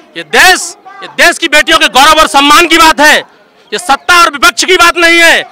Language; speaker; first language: Hindi; native; Hindi